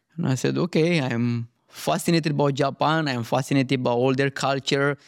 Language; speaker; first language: English; non-native, fluent; Romanian